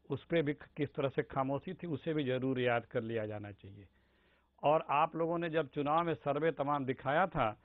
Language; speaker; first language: Hindi; native; Hindi